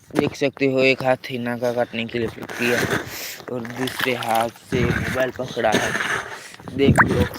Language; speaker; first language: Hindi; non-native, local second language; Gujarati